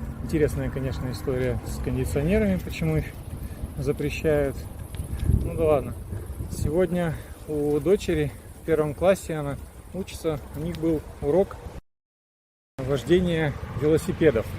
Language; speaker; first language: Russian; native; Russian